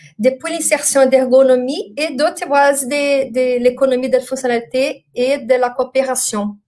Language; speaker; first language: French; non-native, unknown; Portuguese